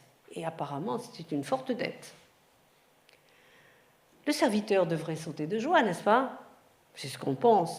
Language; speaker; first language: French; native; French